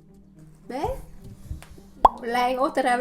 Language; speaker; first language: Spanish; non-native, learner; Vietnamese